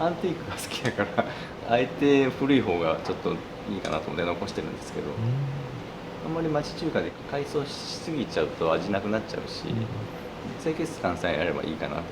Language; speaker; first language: Japanese; native; Japanese